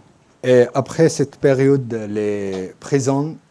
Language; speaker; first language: French; non-native, learner; Arabic